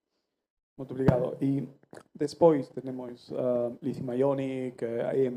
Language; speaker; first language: Portuguese; non-native, fluent; Spanish